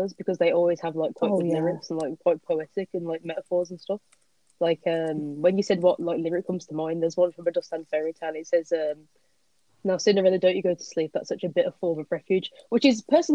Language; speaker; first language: English; native; English